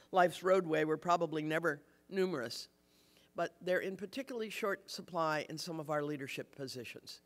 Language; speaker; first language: English; native; English